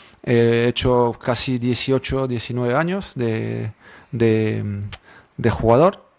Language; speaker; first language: Spanish; non-native, fluent; French